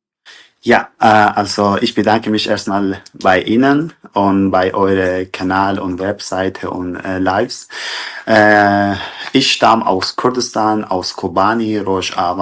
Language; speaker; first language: German; non-native, fluent; Kurdish